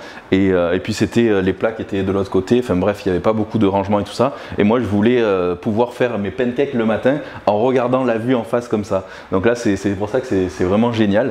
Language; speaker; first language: French; native; French